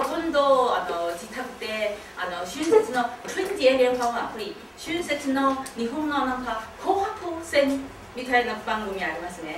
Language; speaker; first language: Japanese; non-native, fluent; Chinese